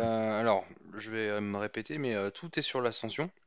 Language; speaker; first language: French; native; French